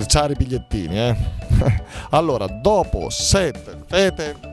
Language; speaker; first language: Italian; native; Italian